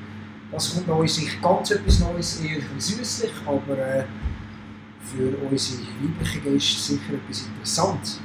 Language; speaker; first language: German; native; German